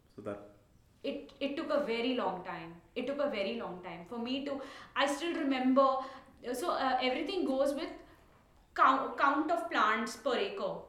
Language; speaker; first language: English; non-native, local second language; Tulu